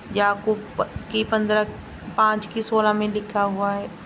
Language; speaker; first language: Hindi; non-native, local second language; Punjabi